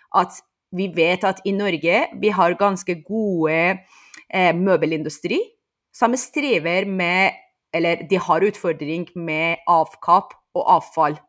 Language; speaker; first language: Norwegian; non-native, fluent; Persian